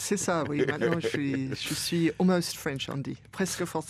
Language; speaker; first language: French; non-native, fluent; English